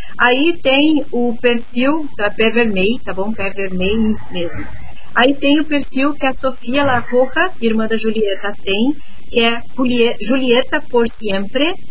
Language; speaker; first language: Portuguese; native; Portuguese